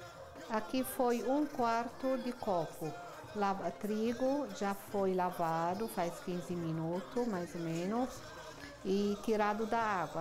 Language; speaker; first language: Portuguese; non-native, fluent; Arabic